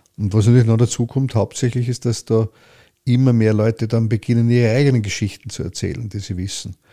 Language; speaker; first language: German; native; German